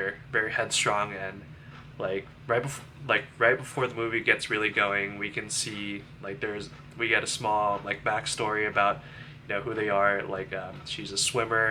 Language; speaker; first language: English; native; English